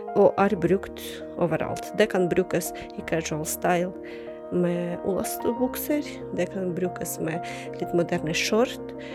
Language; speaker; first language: Norwegian; non-native, fluent; Ukrainian